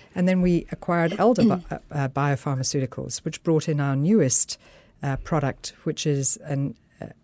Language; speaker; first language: English; native; English